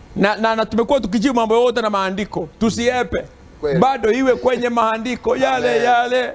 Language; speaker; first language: Swahili; non-native, local second language; Gusii